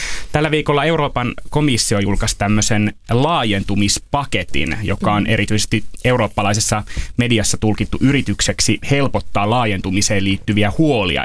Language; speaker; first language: Finnish; native; Finnish